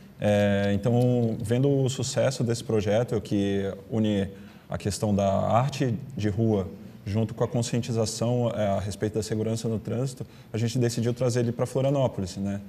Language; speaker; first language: Portuguese; native; Portuguese